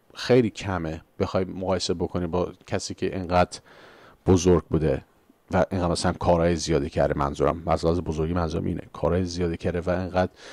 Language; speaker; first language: Persian; early bilingual, heritage; Persian